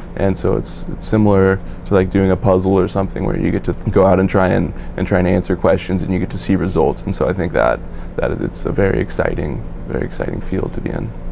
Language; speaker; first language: English; native; English